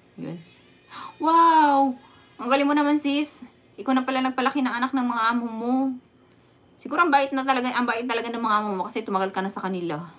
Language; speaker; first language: Filipino; non-native, local second language; Cebuano